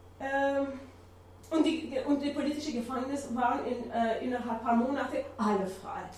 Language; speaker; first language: German; non-native, learner; Persian